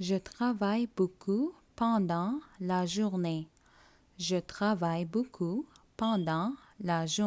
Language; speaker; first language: French; non-native, fluent; Tamil